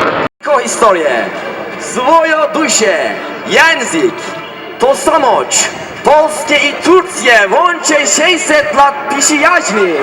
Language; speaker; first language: Polish; non-native, learner; Turkish